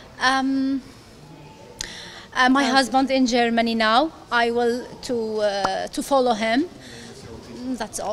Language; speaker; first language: English; non-native, learner; Arabic